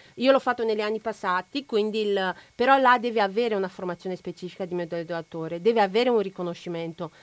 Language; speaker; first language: Italian; non-native, fluent; Romanian